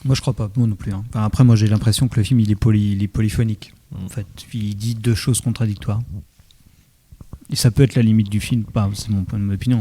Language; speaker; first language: French; native; French